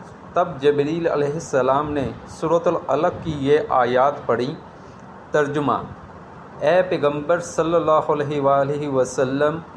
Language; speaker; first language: Urdu; native; Urdu